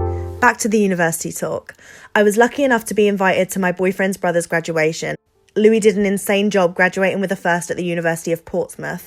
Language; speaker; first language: English; native; English